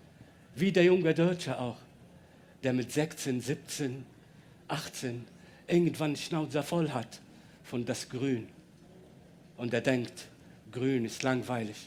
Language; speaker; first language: German; non-native, learner; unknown